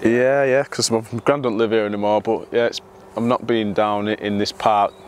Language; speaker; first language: English; native; English